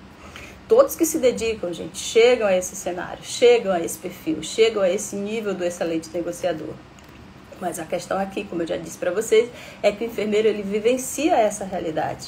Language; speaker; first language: Portuguese; native; Portuguese